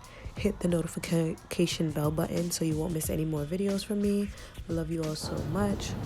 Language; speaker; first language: English; native; English